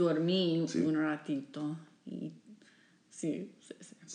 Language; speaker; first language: Spanish; non-native, fluent; English